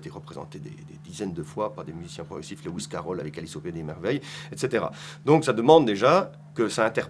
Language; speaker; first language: French; native; French